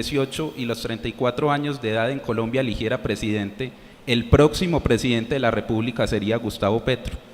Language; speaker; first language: Spanish; native; Spanish